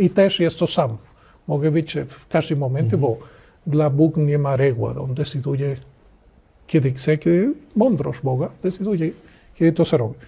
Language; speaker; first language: Polish; non-native, learner; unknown